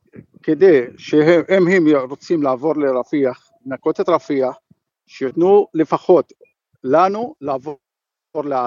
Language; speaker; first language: Hebrew; non-native, fluent; Arabic